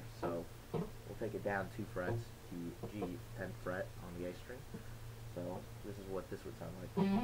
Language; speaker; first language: English; native; English